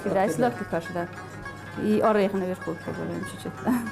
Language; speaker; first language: Russian; non-native, learner; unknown